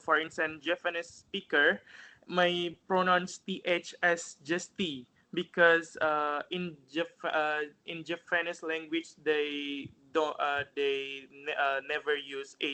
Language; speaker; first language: English; non-native, fluent; Indonesian